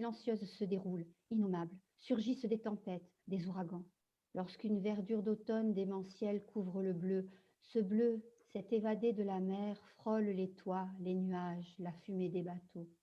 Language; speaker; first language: French; native; French